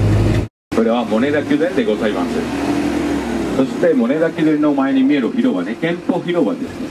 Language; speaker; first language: Japanese; non-native, fluent; Spanish